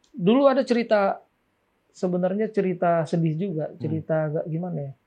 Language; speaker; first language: Indonesian; native; Indonesian